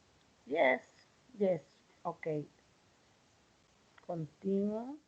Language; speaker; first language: English; non-native, learner; Spanish